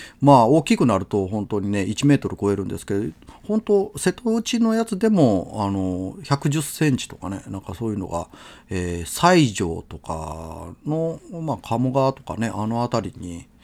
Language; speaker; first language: Japanese; native; Japanese